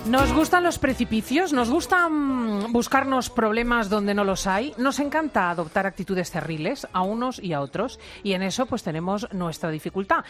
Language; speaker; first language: Spanish; native; Spanish